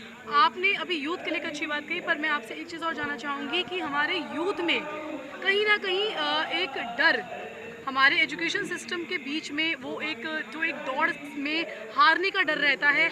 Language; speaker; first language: Hindi; native; Hindi